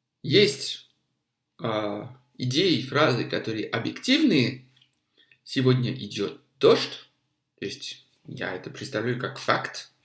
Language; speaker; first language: Russian; non-native, fluent; French